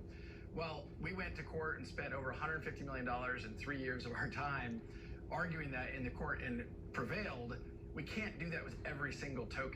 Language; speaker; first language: English; native; English